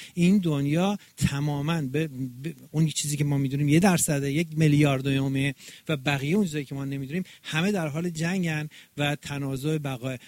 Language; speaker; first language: Persian; native; Persian